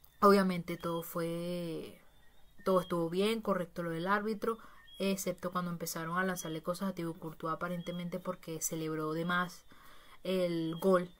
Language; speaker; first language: Spanish; native; Spanish